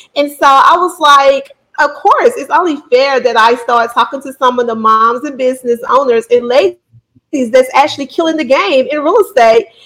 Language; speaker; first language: English; native; English